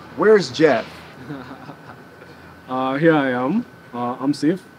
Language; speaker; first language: English; native; English